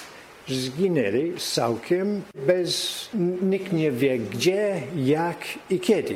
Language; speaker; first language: Polish; early bilingual, heritage; English